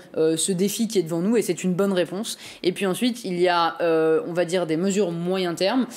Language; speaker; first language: French; native; French